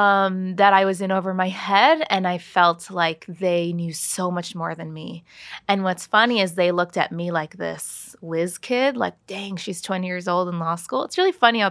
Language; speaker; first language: English; native; English